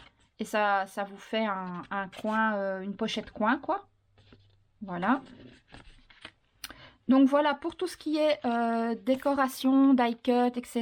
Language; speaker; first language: French; native; French